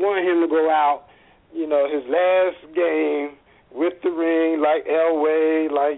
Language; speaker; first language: English; native; English